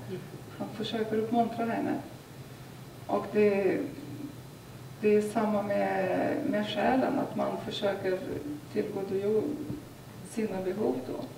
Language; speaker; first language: Swedish; non-native, fluent; Lithuanian